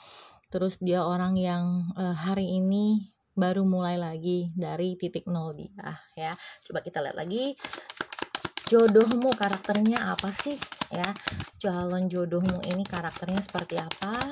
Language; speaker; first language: Indonesian; native; Indonesian